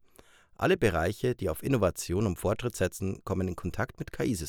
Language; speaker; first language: German; native; German